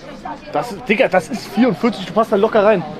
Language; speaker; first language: German; native; German